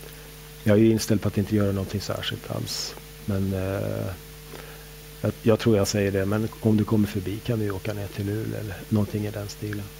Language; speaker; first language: Swedish; native; Swedish